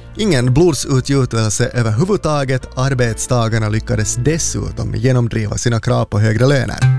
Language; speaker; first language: Swedish; native; Swedish